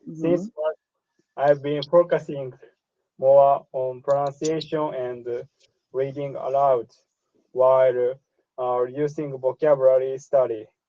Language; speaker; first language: English; non-native, learner; Japanese